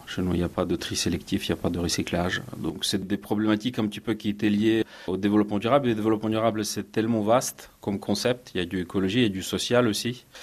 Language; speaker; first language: French; non-native, fluent; Ukrainian